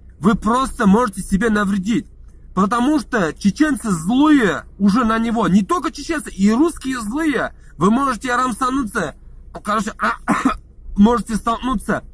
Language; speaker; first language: Russian; non-native, local second language; Chechen